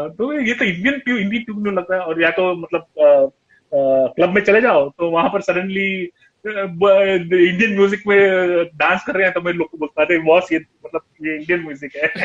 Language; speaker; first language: Hindi; non-native, local second language; Tamil